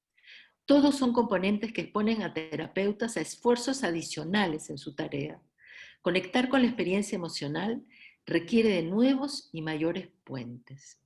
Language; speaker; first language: Spanish; native; Spanish